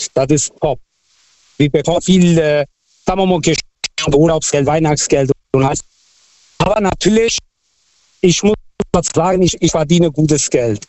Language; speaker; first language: German; non-native, fluent; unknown